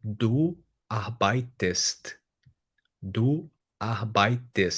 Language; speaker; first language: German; non-native, fluent; Portuguese